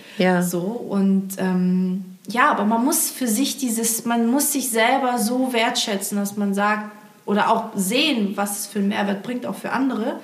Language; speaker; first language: German; early bilingual, other home language; Portuguese